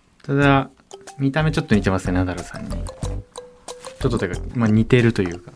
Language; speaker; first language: Japanese; native; Japanese